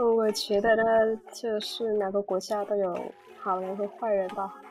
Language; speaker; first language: Chinese; non-native, learner; Vietnamese